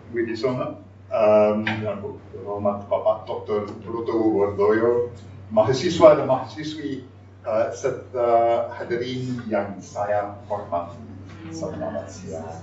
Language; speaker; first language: Indonesian; non-native, fluent; English